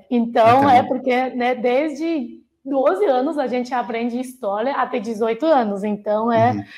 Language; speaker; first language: Portuguese; non-native, fluent; Chinese